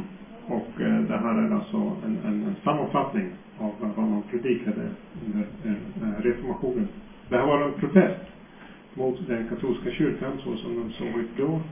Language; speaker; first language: Swedish; non-native, fluent; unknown